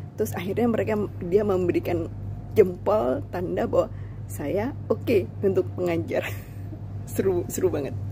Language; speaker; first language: Indonesian; native; Indonesian